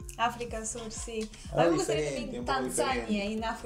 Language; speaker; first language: Spanish; non-native, learner; Russian